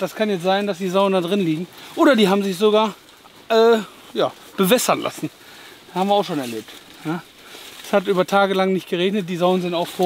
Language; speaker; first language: German; native; German